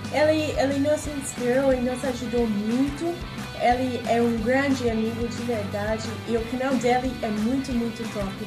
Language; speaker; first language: Portuguese; non-native, fluent; English